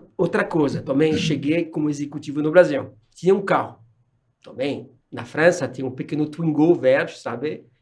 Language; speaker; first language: Portuguese; non-native, fluent; French